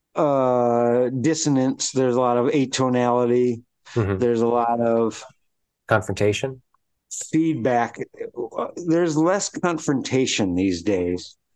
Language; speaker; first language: English; native; English